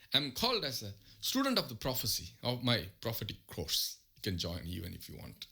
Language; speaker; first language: English; non-native, local second language; Tamil